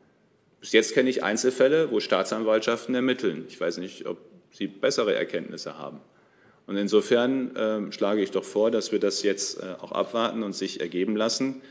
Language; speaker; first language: German; native; German